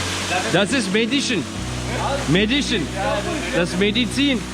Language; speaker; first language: German; early bilingual, other home language; Turkish